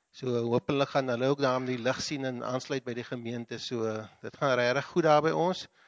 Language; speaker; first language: Afrikaans; native; Afrikaans